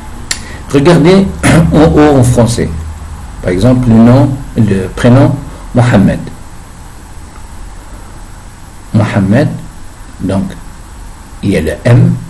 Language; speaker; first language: French; non-native, fluent; Arabic